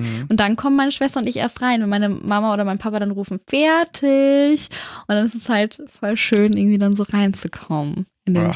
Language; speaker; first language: German; native; German